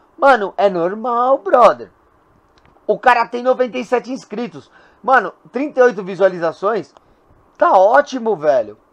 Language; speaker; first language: Portuguese; native; Portuguese